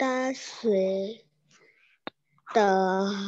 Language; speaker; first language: Chinese; non-native, learner; Indonesian